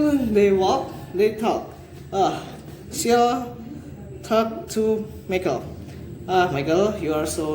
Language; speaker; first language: English; non-native, learner; Indonesian